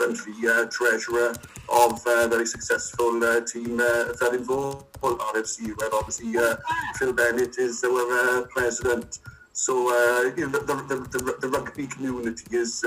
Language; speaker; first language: English; native; English